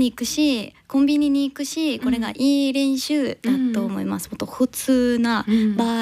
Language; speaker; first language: Japanese; non-native, learner; English